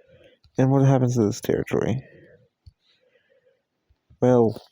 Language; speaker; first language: English; native; English